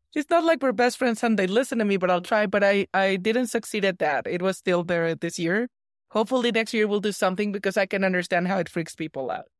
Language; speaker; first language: English; non-native, fluent; Spanish